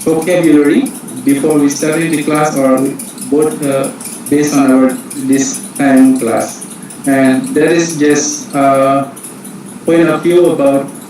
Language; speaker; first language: English; non-native, fluent; Indonesian